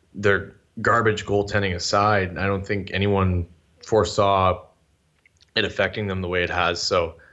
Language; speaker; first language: English; native; English